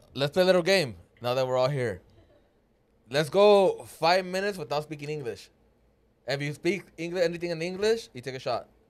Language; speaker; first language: English; early bilingual, other home language; Spanish